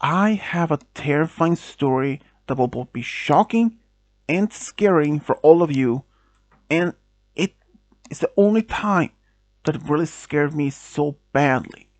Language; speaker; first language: English; non-native, fluent; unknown